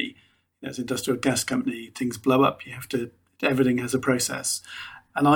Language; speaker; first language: English; native; English